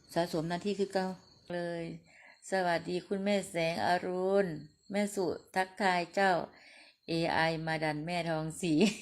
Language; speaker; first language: Thai; non-native, local second language; Northeastern Thai